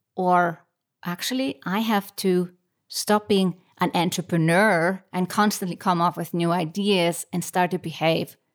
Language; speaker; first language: English; non-native, fluent; Icelandic